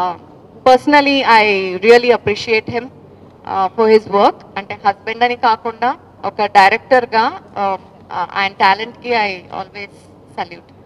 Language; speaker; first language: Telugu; non-native, fluent; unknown